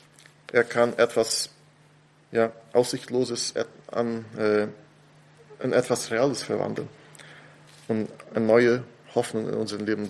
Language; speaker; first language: German; non-native, fluent; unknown